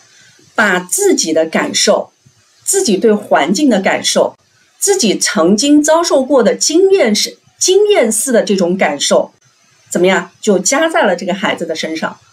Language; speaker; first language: Chinese; native; Chinese